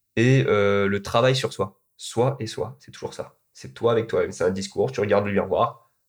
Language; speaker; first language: French; native; French